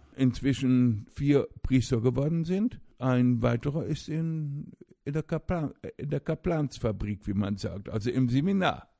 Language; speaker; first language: German; native; German